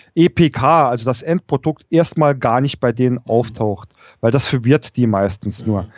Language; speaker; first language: German; native; German